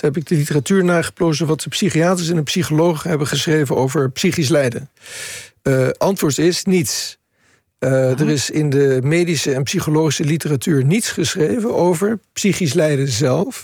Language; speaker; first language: Dutch; native; Dutch